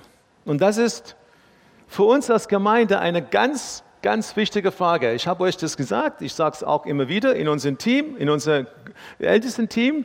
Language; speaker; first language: German; non-native, fluent; English